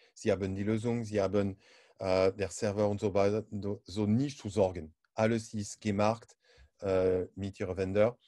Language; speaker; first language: German; non-native, learner; French